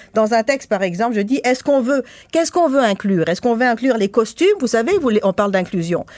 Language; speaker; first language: French; non-native, local second language; Arabic